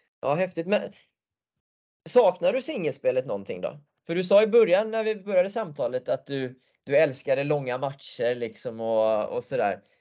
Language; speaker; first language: Swedish; native; Swedish